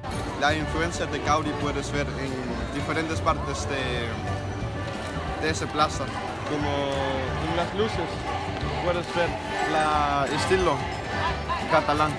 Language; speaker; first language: Spanish; non-native, learner; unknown